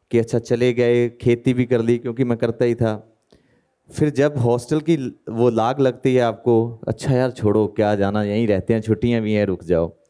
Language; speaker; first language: Hindi; native; Hindi